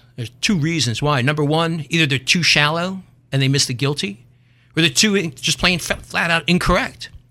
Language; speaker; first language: English; native; English